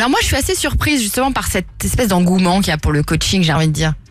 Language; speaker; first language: French; native; French